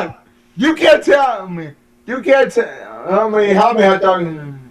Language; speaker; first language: English; native; English